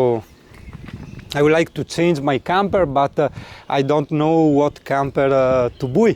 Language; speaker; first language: English; non-native, learner; Italian